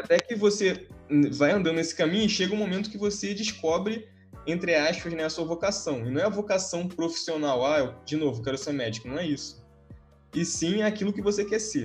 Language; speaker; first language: Portuguese; native; Portuguese